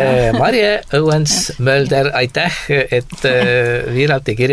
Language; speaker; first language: Estonian; native; Estonian